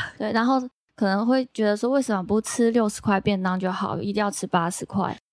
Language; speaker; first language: Chinese; non-native, local second language; Cantonese